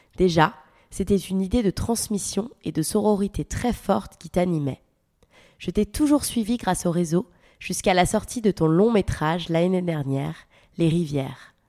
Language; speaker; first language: French; native; French